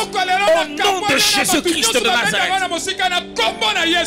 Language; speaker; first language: French; non-native, local second language; Lingala